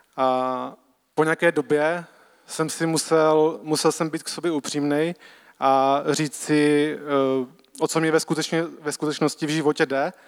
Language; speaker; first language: Czech; native; Czech